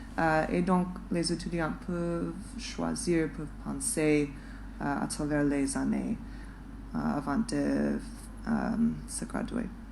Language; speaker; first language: French; non-native, fluent; English